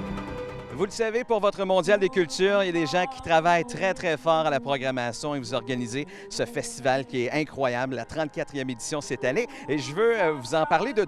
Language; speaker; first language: French; native; French